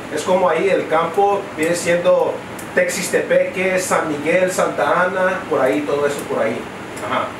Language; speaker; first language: Spanish; early bilingual, heritage; Spanish